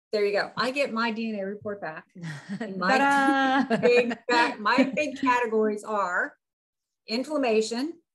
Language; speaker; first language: English; native; English